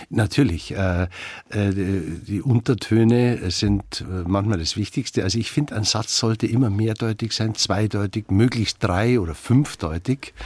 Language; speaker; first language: German; native; German